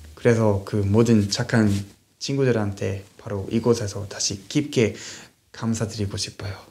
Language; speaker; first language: Korean; non-native, fluent; English